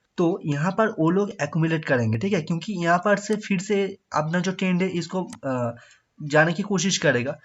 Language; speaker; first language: Hindi; non-native, local second language; Bangla